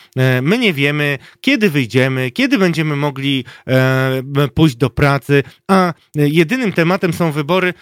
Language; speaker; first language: Polish; native; Polish